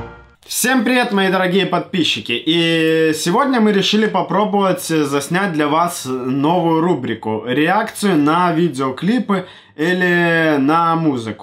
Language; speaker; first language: Russian; native; Russian